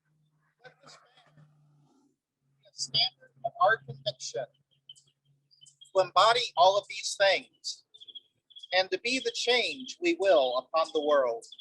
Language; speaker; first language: English; native; English